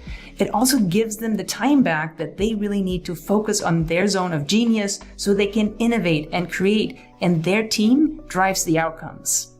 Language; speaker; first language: English; native; English